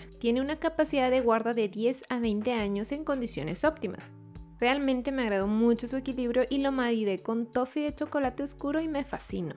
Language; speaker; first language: Spanish; native; Spanish